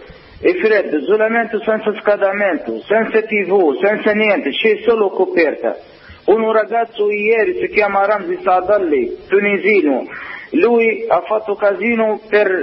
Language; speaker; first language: Italian; non-native, learner; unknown